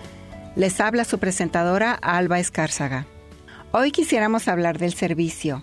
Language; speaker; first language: Spanish; native; Spanish